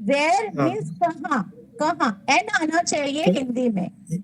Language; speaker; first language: Hindi; native; Hindi